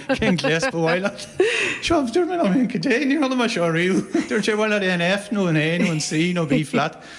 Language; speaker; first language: Irish; native; Irish